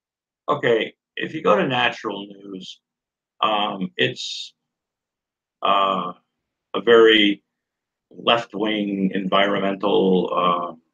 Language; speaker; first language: English; native; English